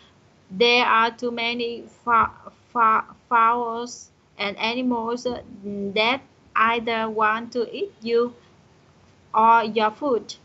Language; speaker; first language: English; non-native, learner; Vietnamese